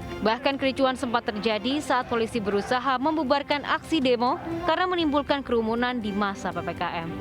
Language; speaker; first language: Indonesian; native; Indonesian